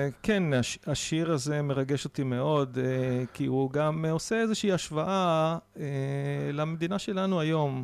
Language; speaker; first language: Hebrew; native; Hebrew